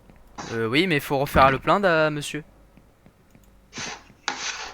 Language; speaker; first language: French; native; French